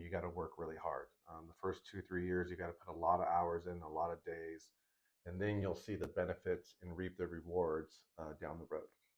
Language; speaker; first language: English; native; English